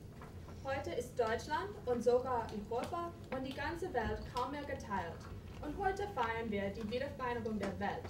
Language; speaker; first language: German; non-native, fluent; English